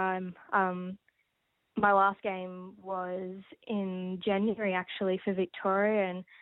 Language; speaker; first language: English; native; English